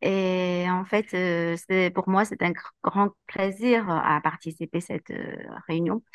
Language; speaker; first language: French; non-native, learner; Chinese